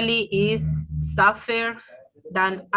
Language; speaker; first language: English; non-native, learner; Spanish